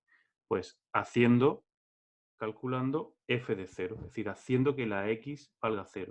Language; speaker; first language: Spanish; native; Spanish